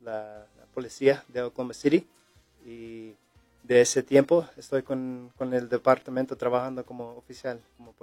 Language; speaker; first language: Spanish; early bilingual, heritage; English